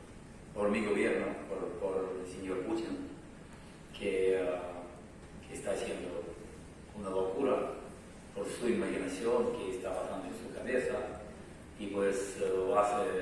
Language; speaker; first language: Spanish; non-native, fluent; Russian